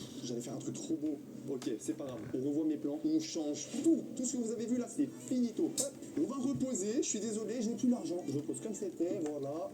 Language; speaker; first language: French; native; French